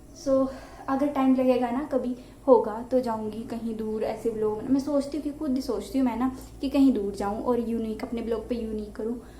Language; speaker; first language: Hindi; non-native, local second language; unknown